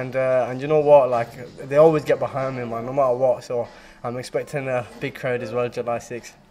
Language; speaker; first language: English; native; English